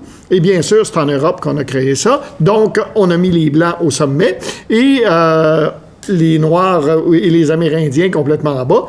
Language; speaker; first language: French; native; French